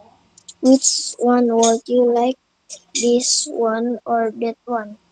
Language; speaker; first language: English; non-native, learner; Indonesian